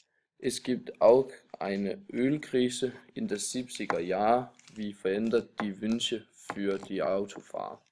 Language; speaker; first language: German; non-native, learner; Danish